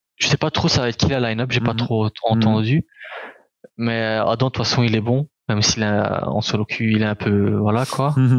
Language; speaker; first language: French; native; French